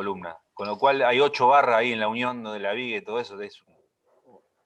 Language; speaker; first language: Spanish; native; Spanish